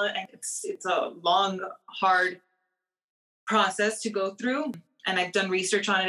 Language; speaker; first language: English; early bilingual, other home language; Spanish